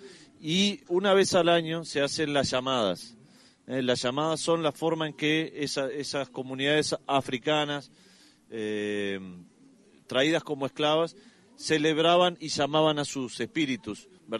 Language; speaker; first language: Spanish; native; Spanish